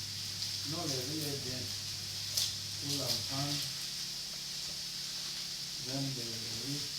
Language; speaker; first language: French; non-native, learner; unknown